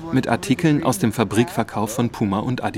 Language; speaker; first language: German; native; German